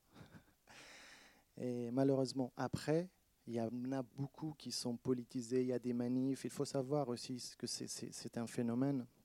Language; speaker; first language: French; non-native, fluent; Arabic